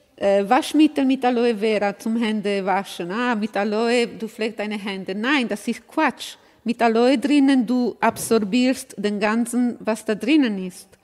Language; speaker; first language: German; non-native, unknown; Italian